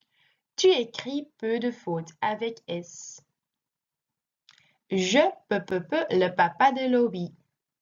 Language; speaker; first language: French; non-native, learner; Dutch